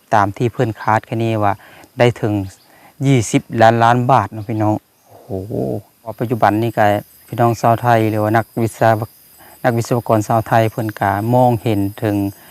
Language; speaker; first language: Thai; native; Thai